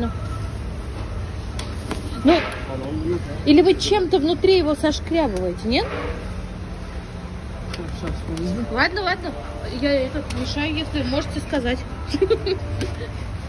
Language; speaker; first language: Russian; native; Russian